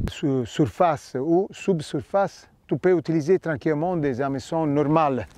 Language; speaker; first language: French; non-native, fluent; Italian